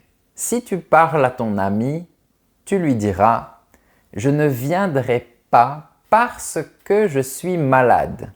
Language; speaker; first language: French; native; French